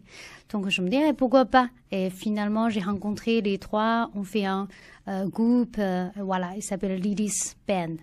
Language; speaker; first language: French; non-native, learner; Chinese